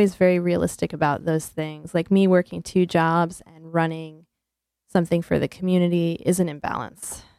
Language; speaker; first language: English; native; English